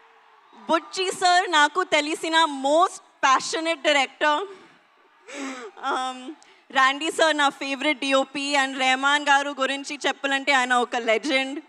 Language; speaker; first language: Telugu; non-native, learner; Hindi